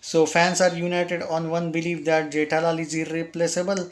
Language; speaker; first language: English; non-native, local second language; Hindi